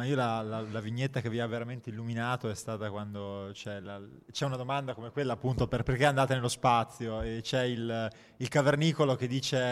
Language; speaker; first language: Italian; native; Italian